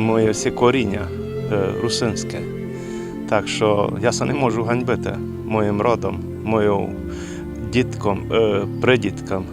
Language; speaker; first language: Ukrainian; early bilingual, heritage; Rusyn